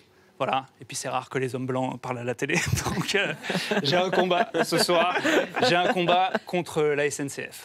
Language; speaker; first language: French; native; French